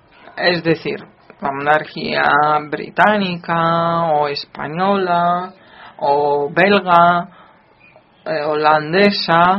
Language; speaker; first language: Spanish; non-native, fluent; Polish